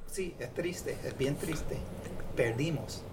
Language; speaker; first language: Spanish; non-native, fluent; English